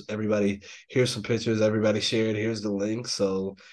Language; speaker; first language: English; native; English